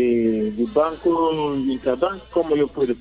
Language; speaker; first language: Spanish; non-native, learner; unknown